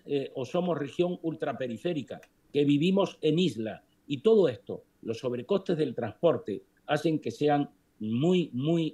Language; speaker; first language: Spanish; native; Spanish